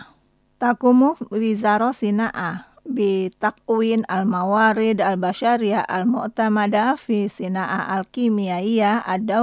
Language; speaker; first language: Arabic; non-native, fluent; Indonesian